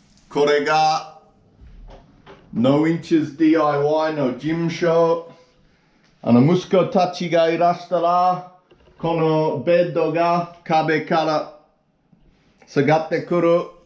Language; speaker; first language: Japanese; non-native, learner; English